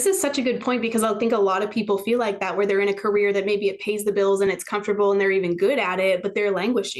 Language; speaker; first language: English; native; English